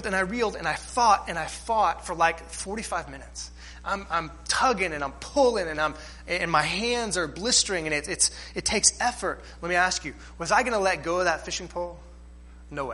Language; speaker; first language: English; native; English